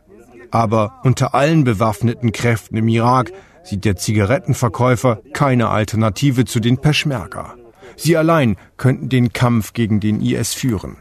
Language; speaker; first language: German; native; German